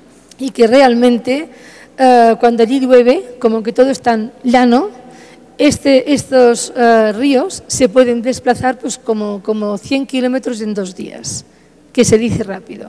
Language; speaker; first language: Spanish; native; Spanish